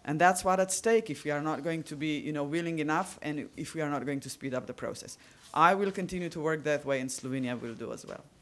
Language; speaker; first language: English; non-native, fluent; Slovenian